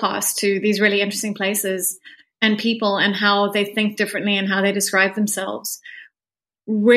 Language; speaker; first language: English; native; English